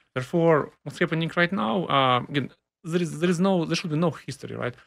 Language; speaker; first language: English; non-native, fluent; Ukrainian